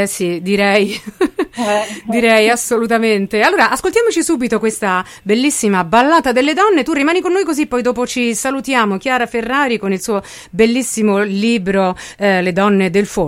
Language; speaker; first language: Italian; native; Italian